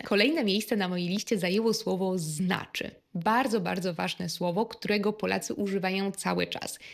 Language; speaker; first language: Polish; native; Polish